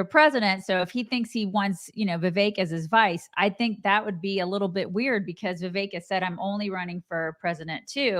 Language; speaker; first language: English; native; English